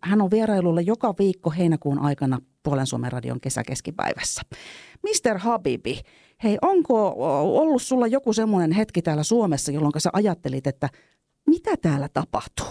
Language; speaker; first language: Finnish; native; Finnish